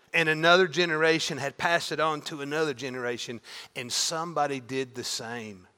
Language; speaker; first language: English; native; English